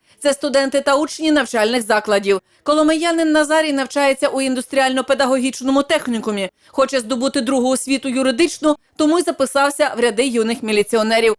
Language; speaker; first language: Ukrainian; native; Ukrainian